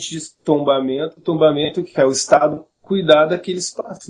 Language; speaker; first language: Portuguese; native; Portuguese